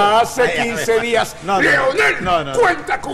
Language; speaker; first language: Spanish; native; Spanish